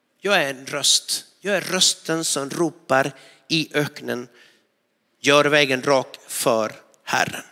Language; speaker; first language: Swedish; non-native, fluent; Spanish